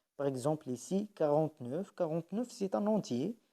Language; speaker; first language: French; non-native, local second language; Arabic